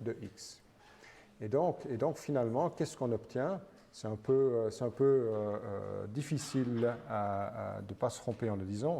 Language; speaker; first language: French; native; French